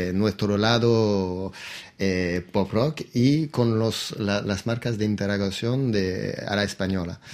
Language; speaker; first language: Spanish; non-native, fluent; French